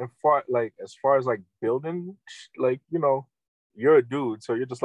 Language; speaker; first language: English; non-native, fluent; Haitian Creole